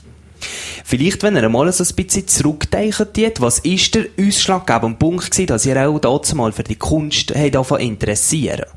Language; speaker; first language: German; native; German